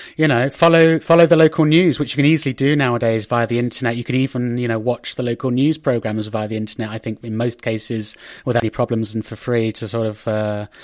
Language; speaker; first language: English; native; English